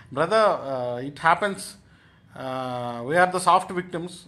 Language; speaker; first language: English; non-native, local second language; Telugu